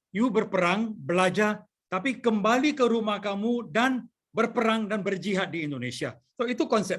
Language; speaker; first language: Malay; non-native, local second language; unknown